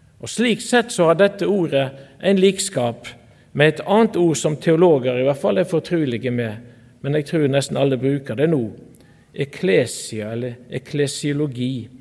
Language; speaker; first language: Norwegian; native; Norwegian